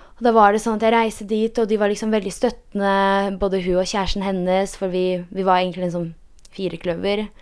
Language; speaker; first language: Norwegian; early bilingual, other home language; Polish